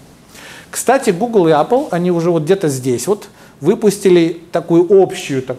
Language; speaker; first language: Russian; native; Russian